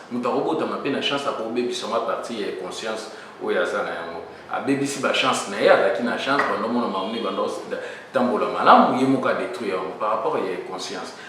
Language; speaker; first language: Lingala; native; Lingala